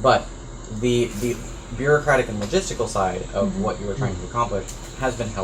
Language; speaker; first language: English; native; English